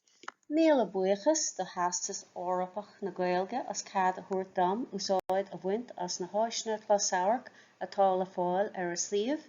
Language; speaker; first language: Irish; non-native, fluent; English